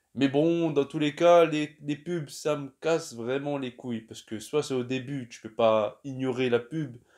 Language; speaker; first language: French; native; French